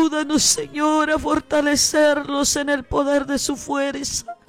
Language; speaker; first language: Spanish; native; Spanish